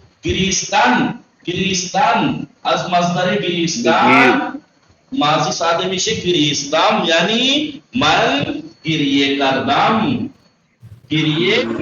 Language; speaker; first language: Persian; non-native, fluent; Urdu